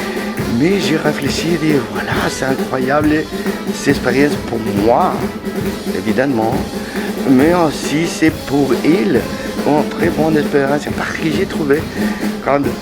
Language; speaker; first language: French; non-native, learner; Spanish